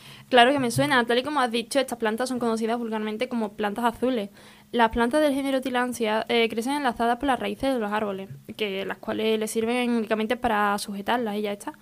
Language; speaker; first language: Spanish; native; Spanish